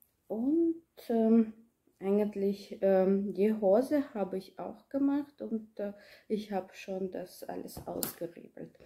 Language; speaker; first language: German; non-native, learner; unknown